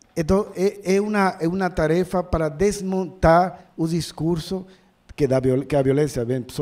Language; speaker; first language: Portuguese; non-native, learner; Spanish